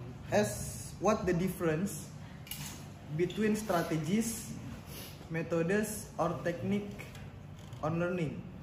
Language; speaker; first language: English; non-native, learner; Indonesian